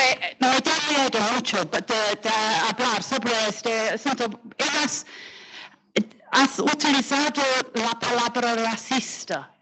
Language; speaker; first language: Spanish; non-native, learner; English